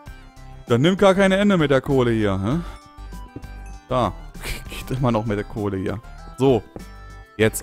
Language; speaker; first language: German; native; German